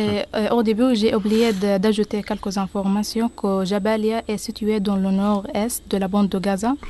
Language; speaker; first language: French; non-native, learner; Arabic